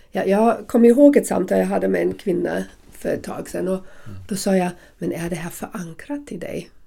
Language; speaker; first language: Swedish; native; Swedish